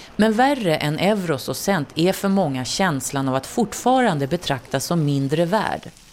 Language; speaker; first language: Swedish; native; Swedish